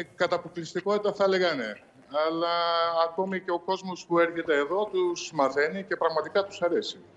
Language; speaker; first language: Greek; native; Greek